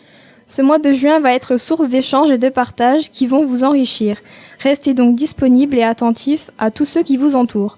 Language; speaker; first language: French; native; French